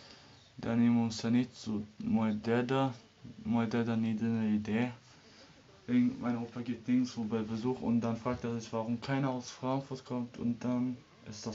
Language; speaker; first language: German; early bilingual, other home language; Serbian